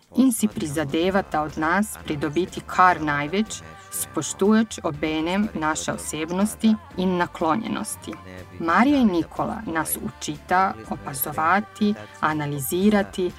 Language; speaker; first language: Slovenian; early bilingual, heritage; Serbian